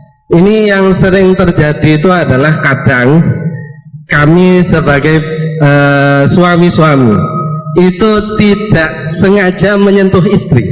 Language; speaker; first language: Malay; non-native, local second language; Javanese